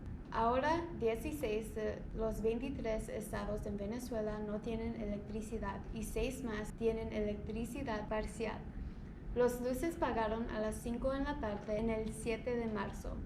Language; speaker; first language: Spanish; non-native, learner; English